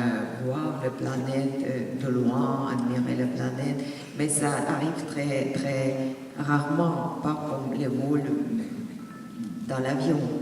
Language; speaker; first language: French; non-native, fluent; Russian